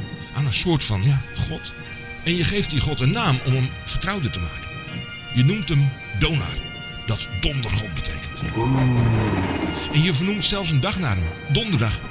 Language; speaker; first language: Dutch; native; Dutch